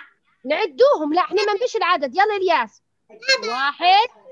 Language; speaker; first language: Arabic; native; Arabic